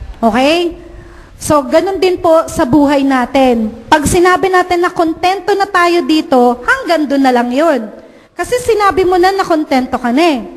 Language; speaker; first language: Filipino; native; Filipino